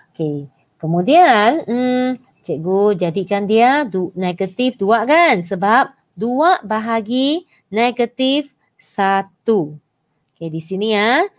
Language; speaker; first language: Malay; non-native, local second language; Chinese